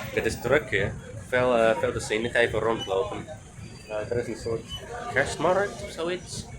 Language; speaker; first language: Dutch; non-native, learner; English